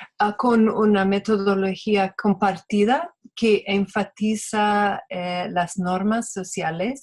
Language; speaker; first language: Spanish; non-native, fluent; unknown